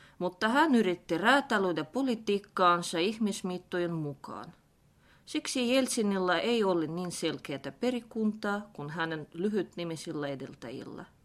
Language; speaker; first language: Finnish; non-native, fluent; Russian